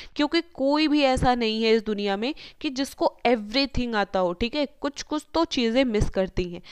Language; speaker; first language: Hindi; native; Hindi